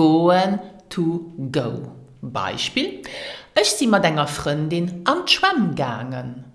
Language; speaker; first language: German; non-native, learner; English